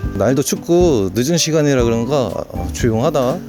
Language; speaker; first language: Korean; native; Korean